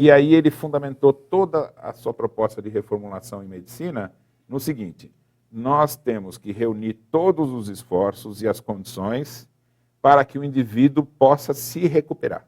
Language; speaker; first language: Portuguese; native; Portuguese